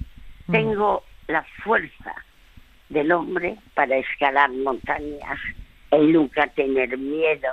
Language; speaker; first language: Spanish; early bilingual, other home language; French